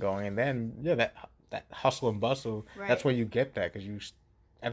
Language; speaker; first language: English; native; English